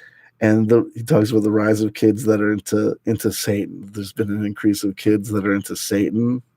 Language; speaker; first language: English; native; English